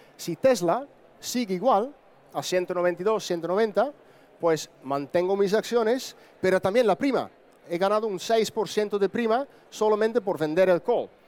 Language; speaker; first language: Spanish; non-native, fluent; Dutch